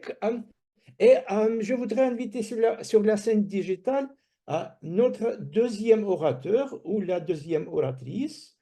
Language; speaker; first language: French; non-native, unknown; Russian